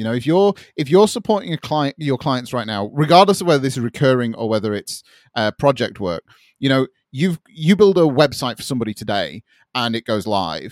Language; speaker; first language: English; native; English